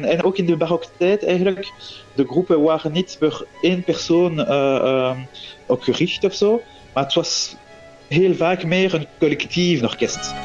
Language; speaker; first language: Dutch; non-native, local second language; French